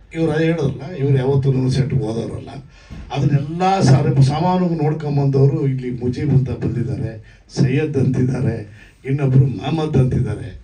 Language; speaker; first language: Kannada; native; Kannada